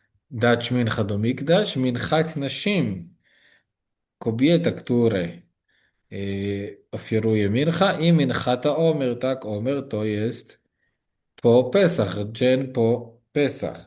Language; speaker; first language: Polish; non-native, learner; Hebrew